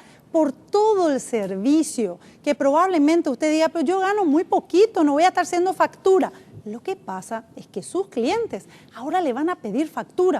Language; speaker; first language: Spanish; native; Spanish